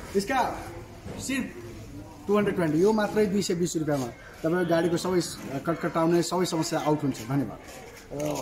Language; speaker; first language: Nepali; non-native, local second language; Maithili